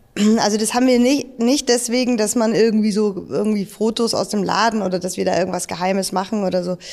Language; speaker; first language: German; native; German